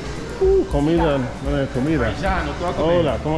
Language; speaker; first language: Spanish; non-native, learner; English